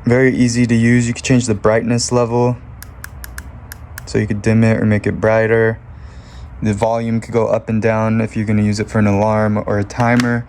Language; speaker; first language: English; native; English